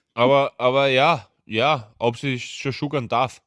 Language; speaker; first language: German; native; German